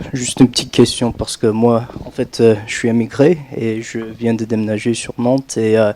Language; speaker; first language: French; non-native, fluent; English